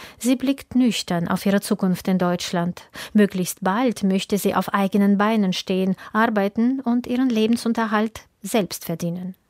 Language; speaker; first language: German; native; German